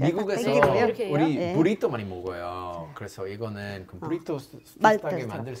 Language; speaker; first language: Korean; non-native, learner; English